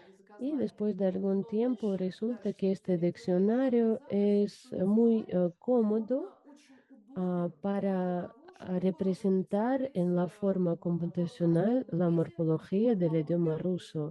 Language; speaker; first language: Spanish; non-native, fluent; Russian